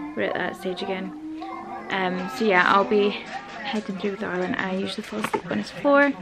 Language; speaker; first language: English; native; English